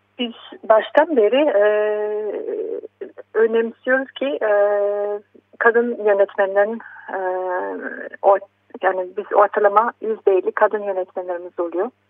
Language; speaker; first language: Turkish; non-native, fluent; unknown